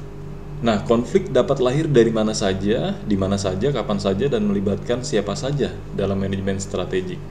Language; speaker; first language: Indonesian; native; Indonesian